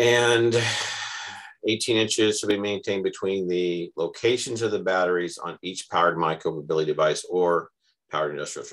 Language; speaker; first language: English; native; English